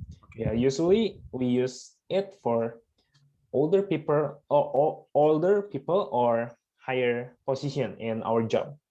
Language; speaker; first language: English; non-native, fluent; Indonesian